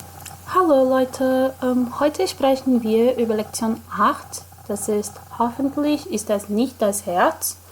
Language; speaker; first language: German; non-native, fluent; Portuguese